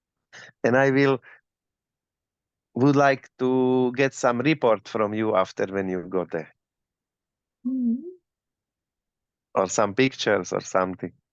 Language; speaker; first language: English; non-native, learner; Slovak